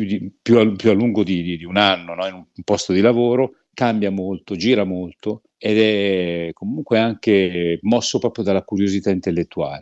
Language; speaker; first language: Italian; native; Italian